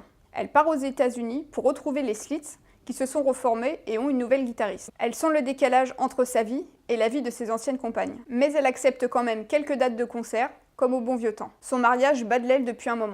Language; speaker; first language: French; native; French